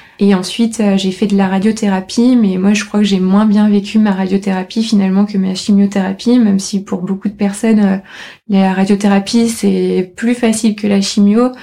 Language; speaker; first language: French; native; French